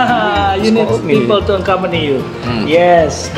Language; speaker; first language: English; non-native, learner; Indonesian